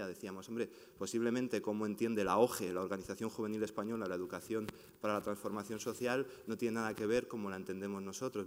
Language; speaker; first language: Spanish; native; Spanish